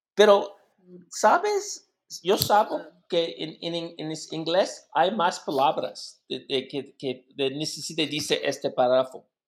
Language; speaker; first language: Spanish; non-native, learner; English